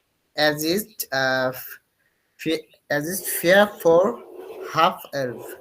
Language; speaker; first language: German; non-native, learner; Bangla